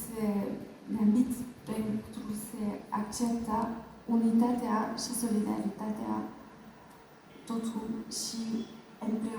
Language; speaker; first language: Romanian; non-native, learner; French